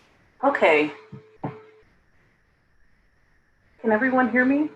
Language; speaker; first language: English; native; English